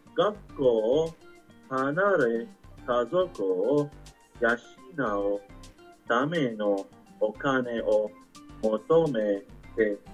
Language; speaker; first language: Japanese; non-native, fluent; Arabic